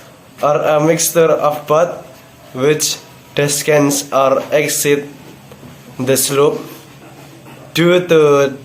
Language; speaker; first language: English; non-native, learner; Indonesian